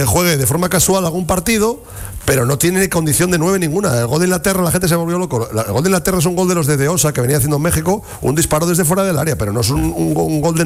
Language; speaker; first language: Spanish; native; Spanish